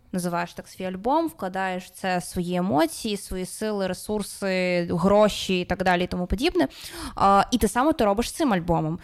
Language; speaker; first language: Ukrainian; non-native, local second language; Russian